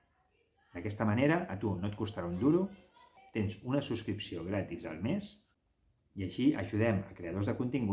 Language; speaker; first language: Catalan; native; Catalan